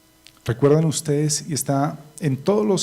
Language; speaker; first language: Spanish; native; Spanish